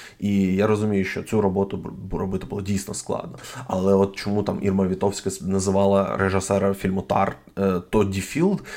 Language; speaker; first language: Ukrainian; non-native, local second language; Russian